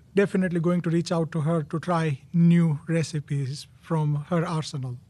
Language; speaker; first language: English; non-native, local second language; Gujarati